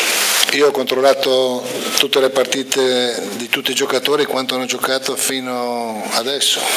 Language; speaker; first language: Italian; native; Italian